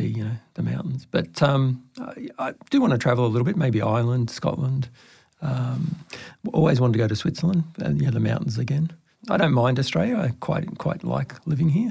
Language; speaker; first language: English; native; English